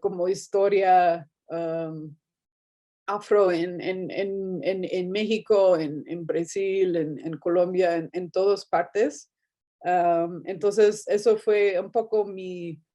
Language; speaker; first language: Spanish; non-native, fluent; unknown